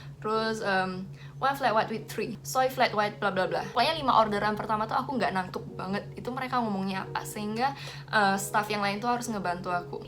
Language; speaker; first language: Indonesian; native; Indonesian